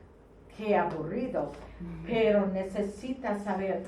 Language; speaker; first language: Spanish; non-native, fluent; English